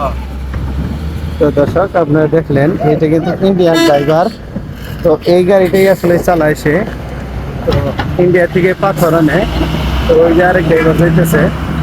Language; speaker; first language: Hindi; non-native, learner; Bangla